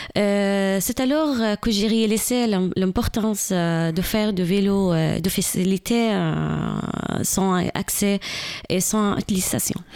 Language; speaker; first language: French; non-native, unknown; Arabic